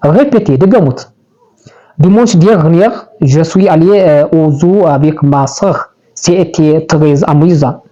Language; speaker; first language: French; non-native, learner; Amharic